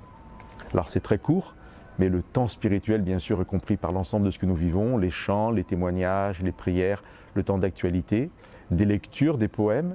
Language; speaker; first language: French; native; French